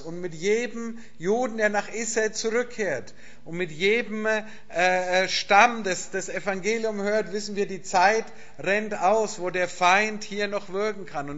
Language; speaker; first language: German; native; German